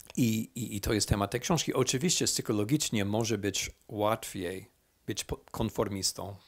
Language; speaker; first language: Polish; non-native, fluent; English